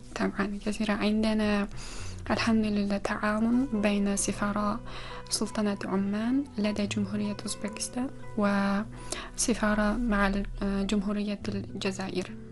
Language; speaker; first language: Arabic; non-native, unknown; Uzbek